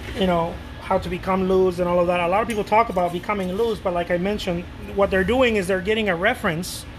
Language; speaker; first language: English; non-native, fluent; Spanish